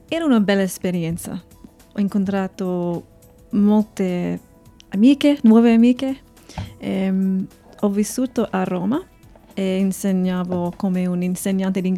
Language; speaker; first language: Italian; non-native, fluent; English